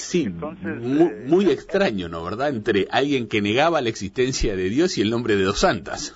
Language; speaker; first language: Spanish; native; Spanish